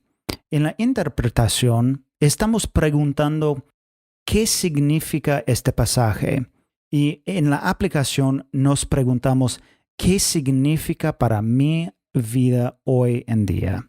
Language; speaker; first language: Spanish; non-native, fluent; English